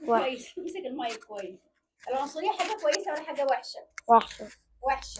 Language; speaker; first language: Arabic; native; Arabic